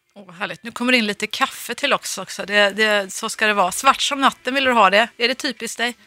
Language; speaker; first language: Swedish; native; Swedish